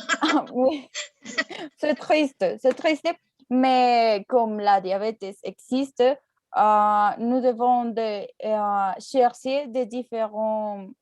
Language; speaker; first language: French; non-native, learner; Spanish